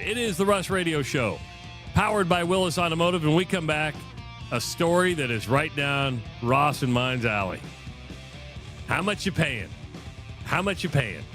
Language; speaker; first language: English; native; English